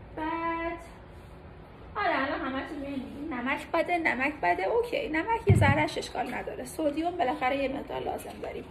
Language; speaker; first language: Persian; early bilingual, heritage; Persian